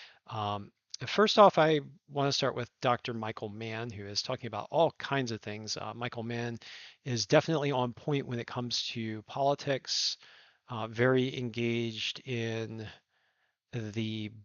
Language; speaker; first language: English; native; English